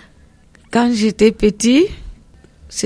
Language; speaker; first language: French; non-native, learner; Portuguese